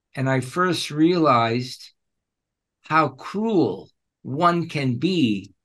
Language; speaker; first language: English; early bilingual, other home language; Spanish